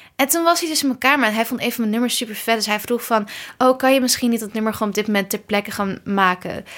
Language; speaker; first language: Dutch; early bilingual, other home language; Kurdish